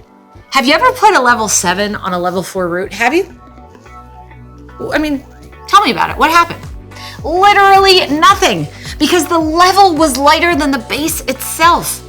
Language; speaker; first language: English; native; English